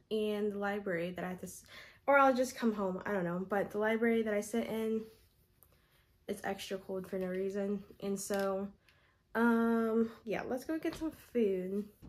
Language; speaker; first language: English; native; English